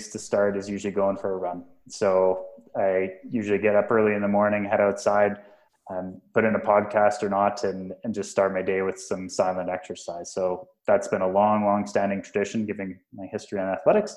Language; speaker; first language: English; native; English